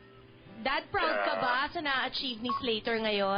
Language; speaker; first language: Filipino; native; Filipino